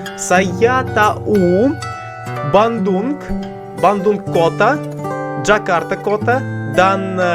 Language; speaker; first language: Indonesian; non-native, learner; English